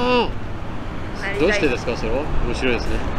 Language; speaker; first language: Japanese; non-native, learner; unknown